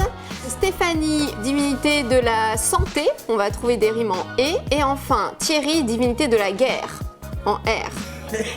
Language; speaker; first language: French; native; French